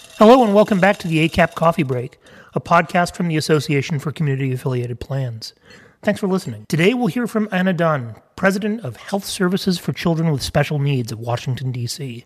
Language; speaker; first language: English; native; English